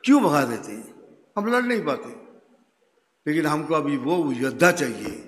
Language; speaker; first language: Hindi; non-native, local second language; Bangla